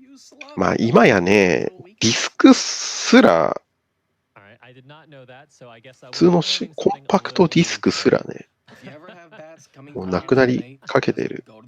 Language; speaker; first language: Japanese; native; Japanese